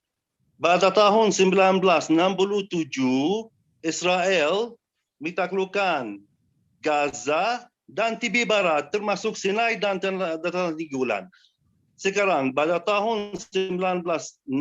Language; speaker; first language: Indonesian; non-native, learner; Arabic